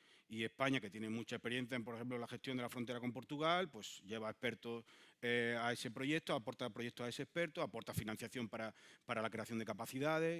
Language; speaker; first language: Spanish; native; Spanish